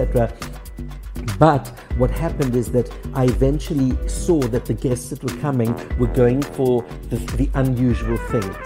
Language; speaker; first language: English; native; English